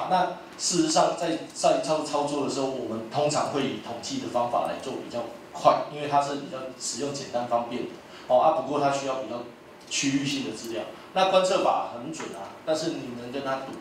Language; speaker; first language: Chinese; native; Chinese